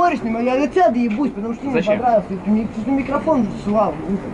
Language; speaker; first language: Russian; native; Russian